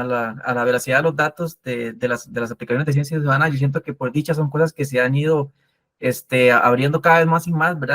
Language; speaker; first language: Spanish; native; Spanish